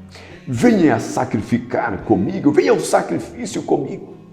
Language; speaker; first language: Portuguese; native; Portuguese